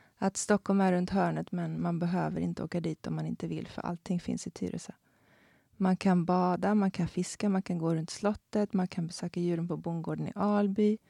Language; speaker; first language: Swedish; native; Swedish